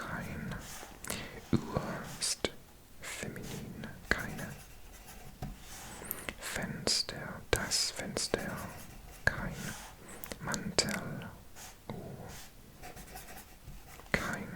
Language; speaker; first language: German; non-native, learner; Welsh